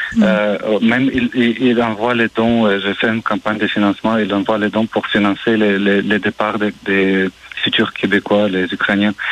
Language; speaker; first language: French; non-native, fluent; Ukrainian